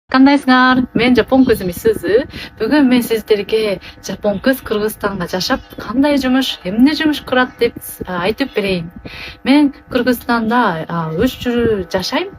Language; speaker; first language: Kyrgyz; non-native, learner; Japanese